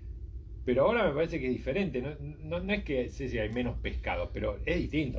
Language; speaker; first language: Spanish; native; Spanish